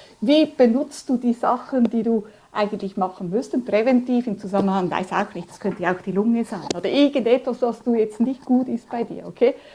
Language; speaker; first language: German; early bilingual, other home language; Spanish